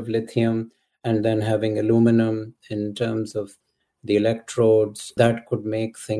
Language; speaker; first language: English; non-native, local second language; Urdu